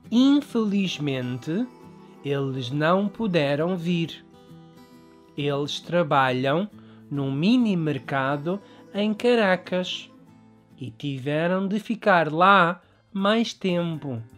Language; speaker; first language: Portuguese; early bilingual, other home language; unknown